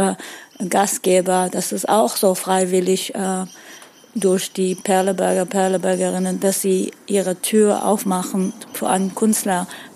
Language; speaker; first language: German; non-native, fluent; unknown